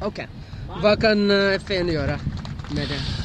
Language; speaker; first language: Norwegian; non-native, learner; Amharic